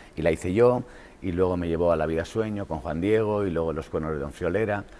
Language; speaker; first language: Spanish; native; Spanish